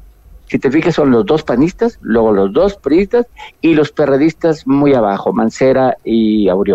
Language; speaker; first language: Spanish; native; Spanish